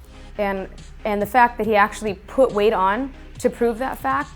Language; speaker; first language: English; native; English